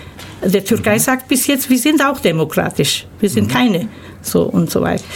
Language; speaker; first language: German; early bilingual, other home language; Turkish